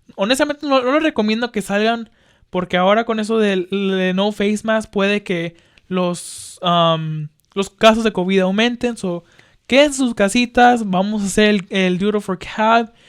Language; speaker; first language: Spanish; early bilingual, heritage; Spanish